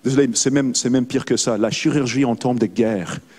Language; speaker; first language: French; non-native, fluent; English